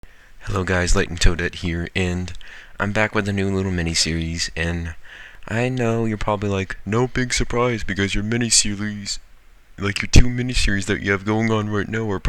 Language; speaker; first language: English; native; English